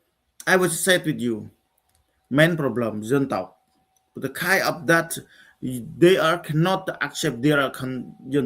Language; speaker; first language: English; non-native, learner; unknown